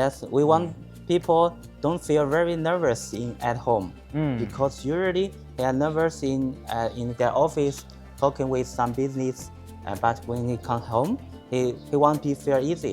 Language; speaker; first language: English; non-native, learner; Chinese